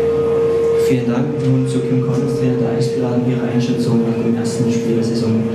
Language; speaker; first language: German; native; German